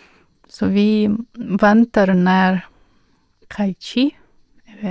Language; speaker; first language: Swedish; non-native, fluent; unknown